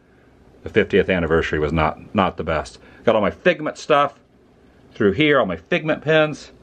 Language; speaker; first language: English; native; English